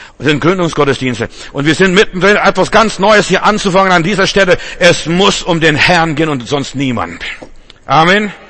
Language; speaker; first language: German; non-native, fluent; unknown